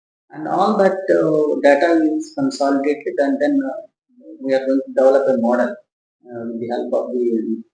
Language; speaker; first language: English; non-native, local second language; Telugu